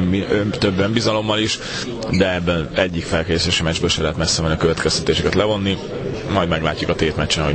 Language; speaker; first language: Hungarian; native; Hungarian